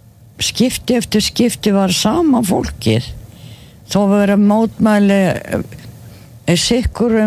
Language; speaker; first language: Icelandic; non-native, fluent; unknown